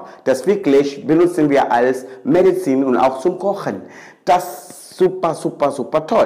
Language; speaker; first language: German; non-native, fluent; Swahili